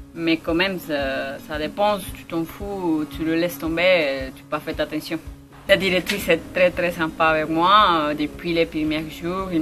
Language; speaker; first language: French; non-native, learner; Spanish